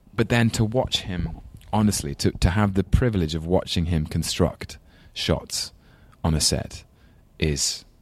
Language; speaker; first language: English; native; English